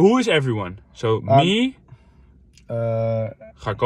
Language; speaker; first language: English; non-native, fluent; Dutch